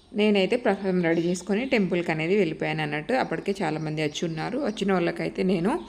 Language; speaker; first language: Telugu; native; Telugu